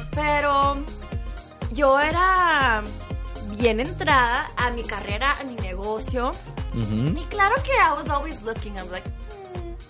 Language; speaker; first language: Spanish; early bilingual, heritage; Spanish